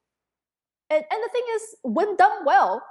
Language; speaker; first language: English; non-native, fluent; Chinese